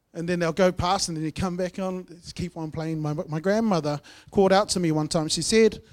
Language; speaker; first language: English; native; English